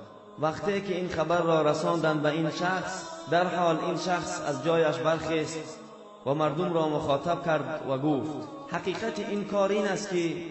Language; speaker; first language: Persian; non-native, local second language; Tajik